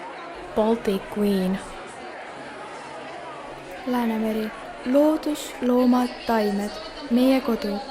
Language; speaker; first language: Estonian; non-native, local second language; Russian